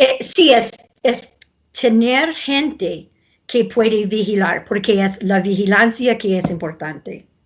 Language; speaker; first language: Spanish; non-native, fluent; English